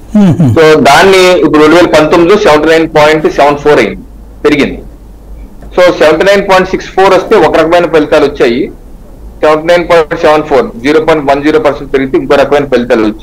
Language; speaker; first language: Telugu; native; Telugu